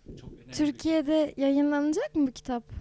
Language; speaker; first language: Turkish; native; Turkish